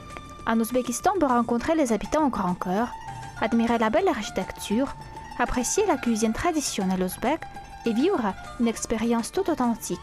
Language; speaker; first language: French; non-native, fluent; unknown